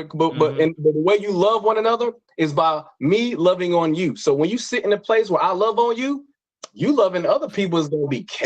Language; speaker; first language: English; native; English